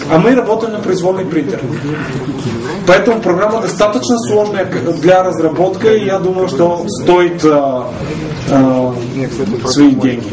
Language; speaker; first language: Russian; non-native, fluent; Bulgarian